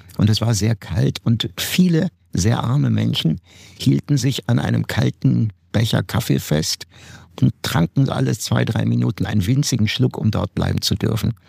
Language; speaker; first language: German; non-native, fluent; Turkish